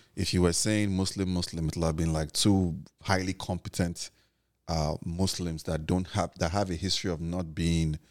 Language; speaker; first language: English; non-native, local second language; Igbo